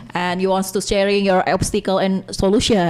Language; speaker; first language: English; non-native, learner; Indonesian